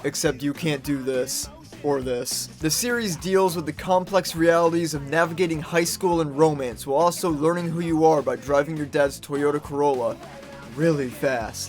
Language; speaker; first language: English; native; English